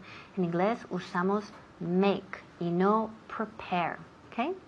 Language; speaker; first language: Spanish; non-native, fluent; English